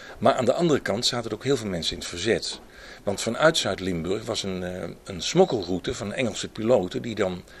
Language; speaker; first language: Dutch; native; Dutch